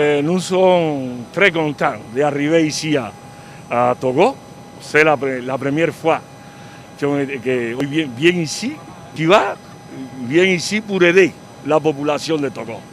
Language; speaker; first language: French; non-native, learner; Spanish